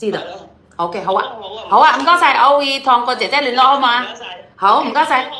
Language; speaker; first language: Cantonese; non-native, fluent; Indonesian